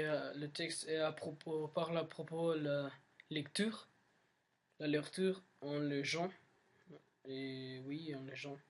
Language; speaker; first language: French; non-native, learner; Spanish